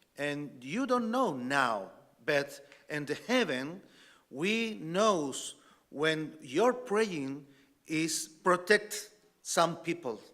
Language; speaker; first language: English; non-native, learner; Spanish